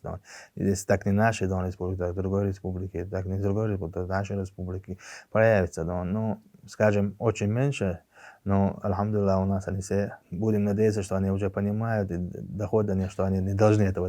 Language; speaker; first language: Russian; non-native, local second language; Chechen